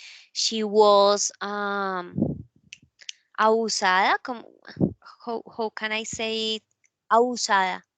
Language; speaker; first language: English; non-native, learner; Spanish